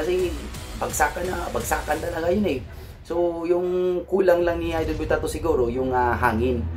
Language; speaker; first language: Filipino; non-native, local second language; Cebuano